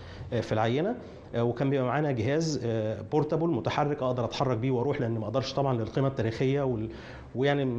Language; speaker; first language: Arabic; native; Arabic